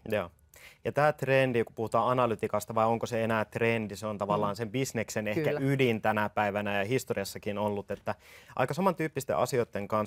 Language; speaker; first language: Finnish; native; Finnish